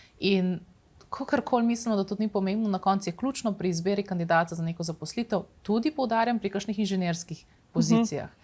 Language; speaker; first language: Slovenian; native; Slovenian